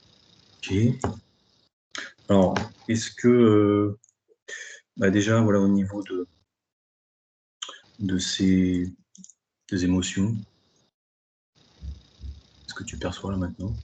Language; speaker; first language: French; native; French